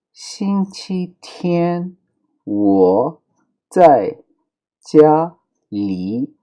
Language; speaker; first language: Chinese; non-native, fluent; Urdu